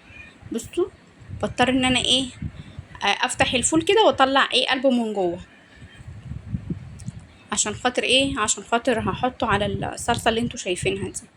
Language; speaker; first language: Arabic; native; Arabic